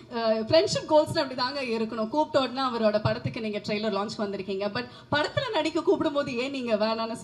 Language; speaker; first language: Tamil; native; Tamil